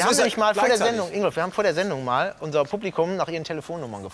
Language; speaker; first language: German; native; German